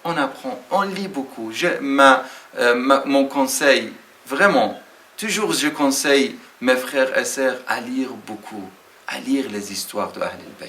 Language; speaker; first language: French; non-native, fluent; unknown